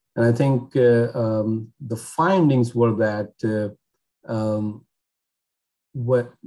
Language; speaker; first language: English; non-native, local second language; Urdu